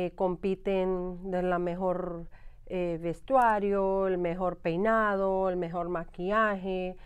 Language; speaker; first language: Spanish; early bilingual, heritage; Spanish